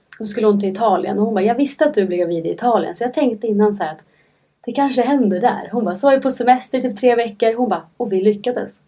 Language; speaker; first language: Swedish; native; Swedish